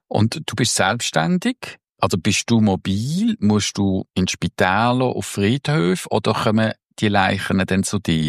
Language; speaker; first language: German; native; German